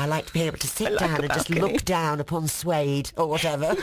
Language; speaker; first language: English; native; English